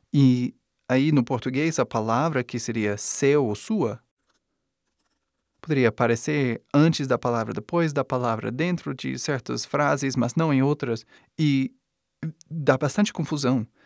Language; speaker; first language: Portuguese; non-native, fluent; English